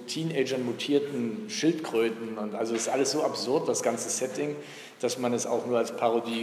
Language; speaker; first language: German; native; German